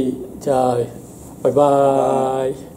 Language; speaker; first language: Japanese; non-native, learner; French